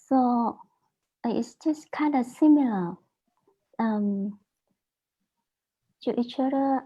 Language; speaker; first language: English; non-native, learner; Vietnamese